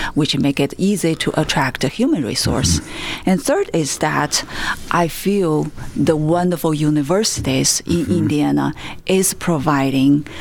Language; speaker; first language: English; non-native, fluent; Chinese